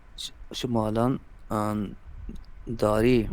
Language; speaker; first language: Persian; non-native, learner; Urdu